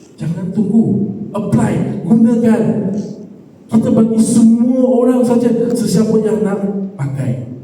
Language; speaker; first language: Malay; non-native, local second language; Chinese